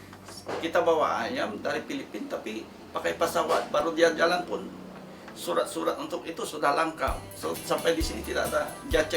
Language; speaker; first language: Indonesian; non-native, fluent; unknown